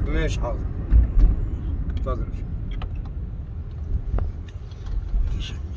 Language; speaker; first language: Arabic; native; Arabic